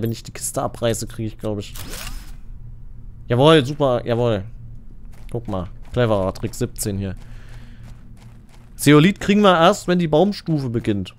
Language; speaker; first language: German; native; German